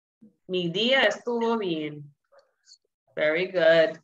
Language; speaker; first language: Spanish; non-native, learner; English